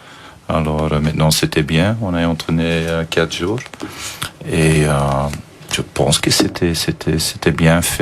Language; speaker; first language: French; non-native, fluent; Dutch